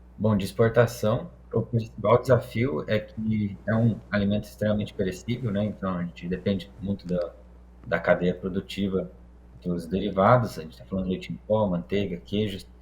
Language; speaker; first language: Portuguese; non-native, fluent; Hebrew